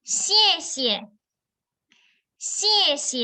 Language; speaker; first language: Chinese; non-native, fluent; Thai